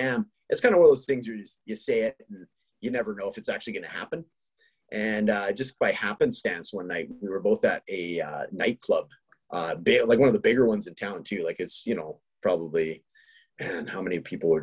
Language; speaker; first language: English; native; English